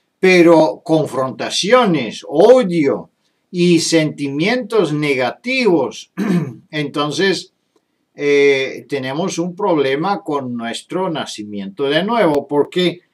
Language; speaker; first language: Spanish; non-native, fluent; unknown